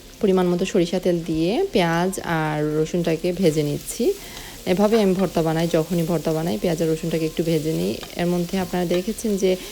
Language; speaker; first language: Bangla; early bilingual, heritage; Bangla